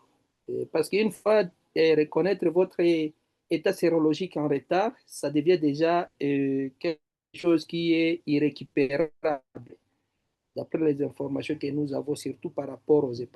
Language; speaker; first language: French; non-native, local second language; Swahili